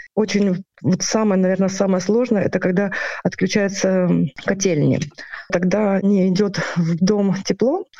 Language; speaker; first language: Russian; non-native, local second language; Ukrainian